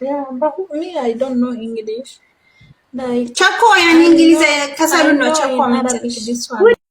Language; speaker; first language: English; non-native, learner; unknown